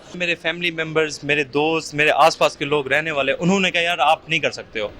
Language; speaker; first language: Urdu; native; Urdu